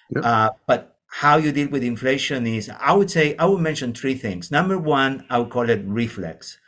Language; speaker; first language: English; non-native, fluent; Spanish